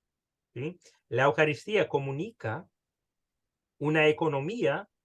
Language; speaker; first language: Spanish; early bilingual, heritage; Spanish